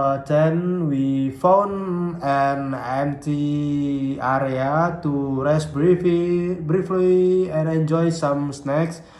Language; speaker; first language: English; non-native, learner; Indonesian